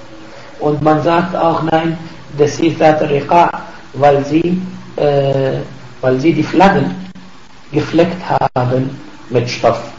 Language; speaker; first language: German; non-native, fluent; Arabic